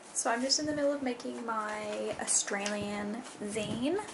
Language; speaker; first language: English; native; English